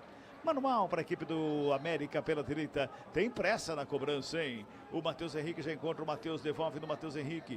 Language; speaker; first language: Portuguese; native; Portuguese